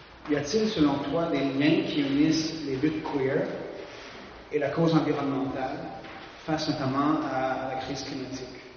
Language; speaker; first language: French; native; French